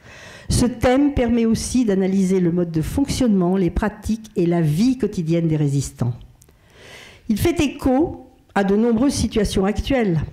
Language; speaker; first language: French; native; French